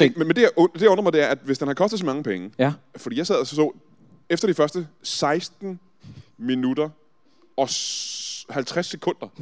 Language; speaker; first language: Danish; native; Danish